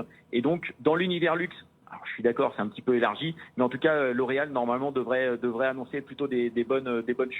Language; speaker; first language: French; native; French